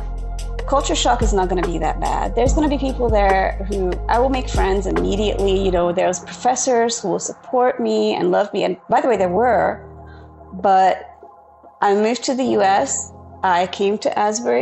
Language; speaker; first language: English; non-native, fluent; Hungarian